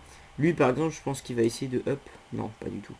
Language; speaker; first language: French; native; French